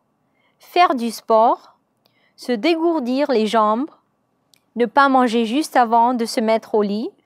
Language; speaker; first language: French; non-native, learner; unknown